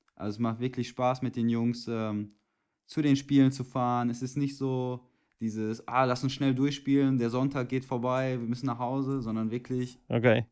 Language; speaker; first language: German; native; German